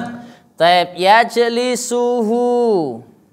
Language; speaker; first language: Arabic; non-native, fluent; Indonesian